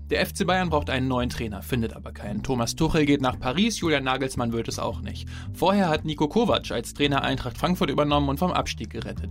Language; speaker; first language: German; native; German